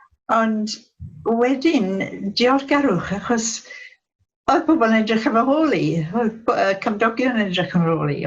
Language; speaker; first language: Welsh; non-native, local second language; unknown